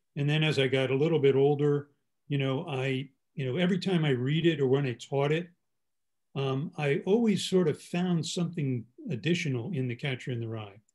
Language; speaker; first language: English; native; English